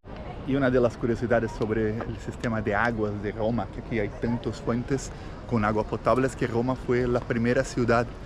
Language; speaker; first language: Spanish; non-native, fluent; Portuguese